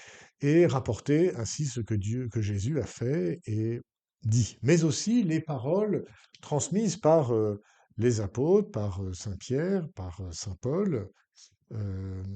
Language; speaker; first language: French; native; French